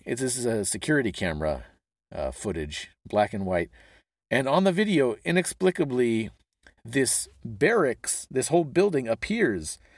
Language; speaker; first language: English; native; English